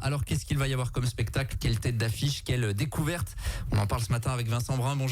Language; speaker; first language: French; native; French